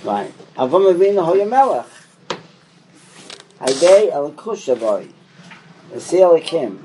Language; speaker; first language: Hebrew; non-native, fluent; English